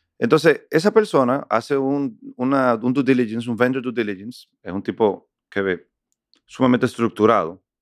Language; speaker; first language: Spanish; native; Spanish